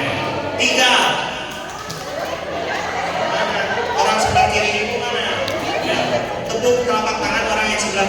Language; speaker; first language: Indonesian; non-native, local second language; Sundanese